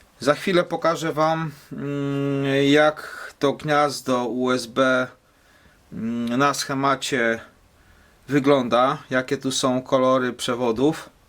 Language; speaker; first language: Polish; native; Polish